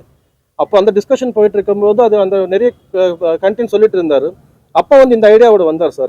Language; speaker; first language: Tamil; non-native, fluent; Telugu